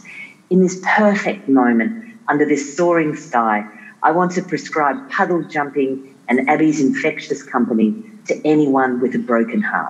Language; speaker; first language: English; native; English